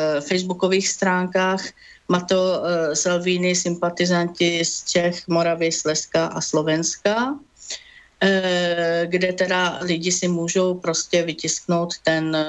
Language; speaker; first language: Czech; native; Czech